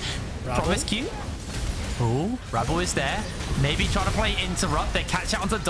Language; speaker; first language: English; native; English